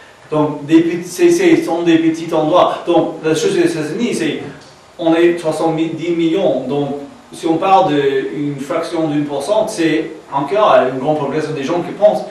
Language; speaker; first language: French; non-native, learner; English